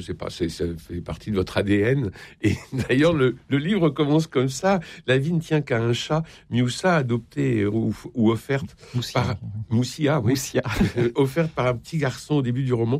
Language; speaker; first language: French; native; French